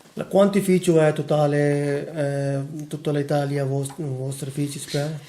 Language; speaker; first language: Italian; non-native, learner; Urdu